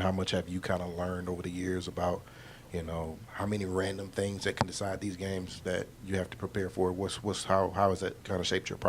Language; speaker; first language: English; native; English